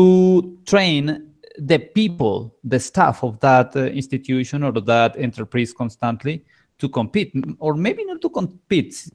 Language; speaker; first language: English; non-native, learner; Spanish